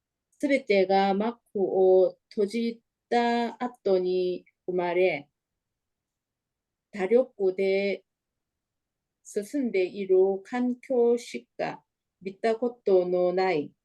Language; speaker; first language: Japanese; non-native, learner; Korean